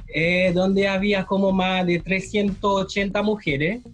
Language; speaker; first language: Spanish; non-native, fluent; Haitian Creole